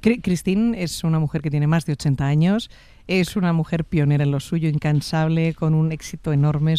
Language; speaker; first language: Spanish; native; Spanish